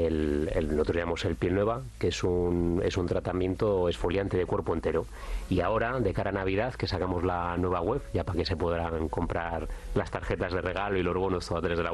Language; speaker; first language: Spanish; native; Spanish